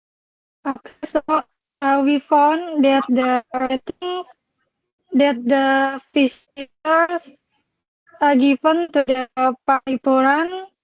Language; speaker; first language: English; non-native, local second language; Indonesian